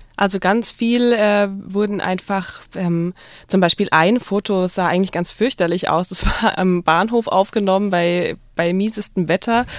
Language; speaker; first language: German; native; German